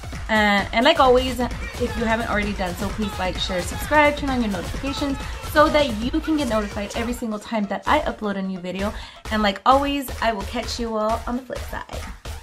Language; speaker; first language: English; early bilingual, other home language; Spanish